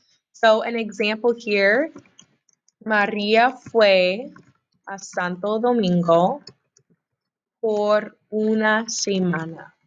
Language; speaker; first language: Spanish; non-native, fluent; English